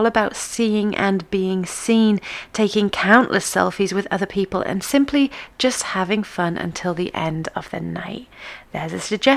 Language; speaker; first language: English; native; English